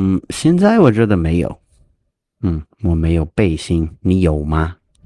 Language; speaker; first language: Chinese; non-native, learner; English